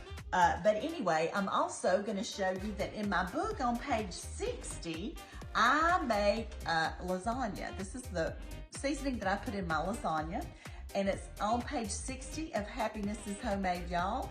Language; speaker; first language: English; native; English